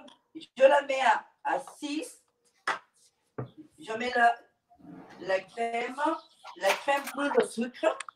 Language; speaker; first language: French; non-native, fluent; Spanish